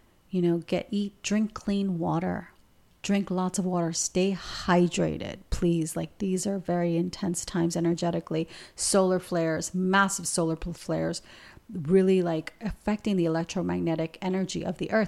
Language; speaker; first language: English; non-native, fluent; Spanish